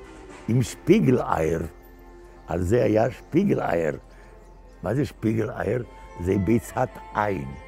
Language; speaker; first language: Hebrew; non-native, fluent; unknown